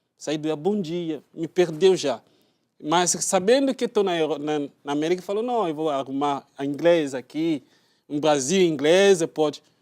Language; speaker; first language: Portuguese; non-native, learner; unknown